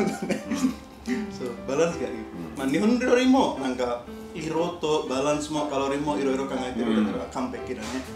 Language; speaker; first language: Japanese; non-native, learner; Indonesian